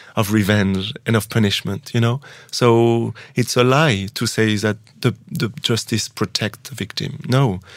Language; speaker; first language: English; non-native, fluent; French